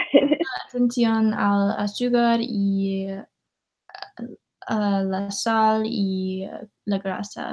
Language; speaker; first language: Spanish; non-native, learner; English